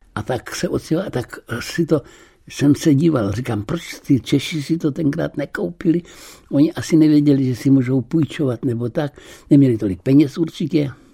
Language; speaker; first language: Czech; early bilingual, heritage; Czech